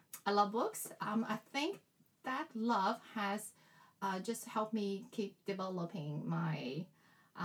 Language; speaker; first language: English; non-native, fluent; Chinese